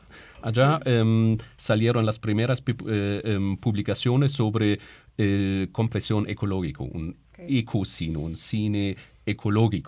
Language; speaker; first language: Spanish; non-native, fluent; German